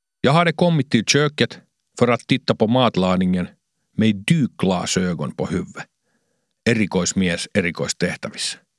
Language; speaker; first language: Swedish; non-native, local second language; Finnish